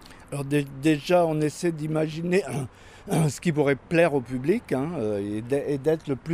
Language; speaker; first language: French; native; French